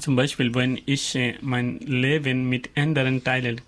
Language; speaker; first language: German; non-native, learner; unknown